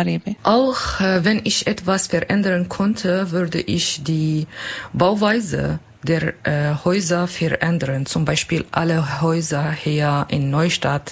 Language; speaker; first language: German; non-native, learner; Kurdish